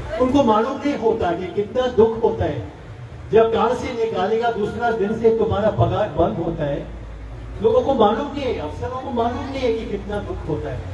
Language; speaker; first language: Hindi; non-native, local second language; Marathi